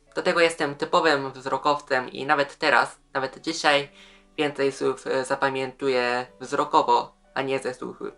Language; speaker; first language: Polish; non-native, fluent; Japanese